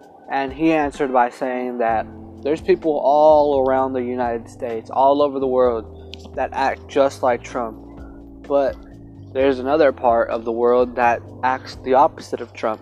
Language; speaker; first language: English; early bilingual, other home language; Spanish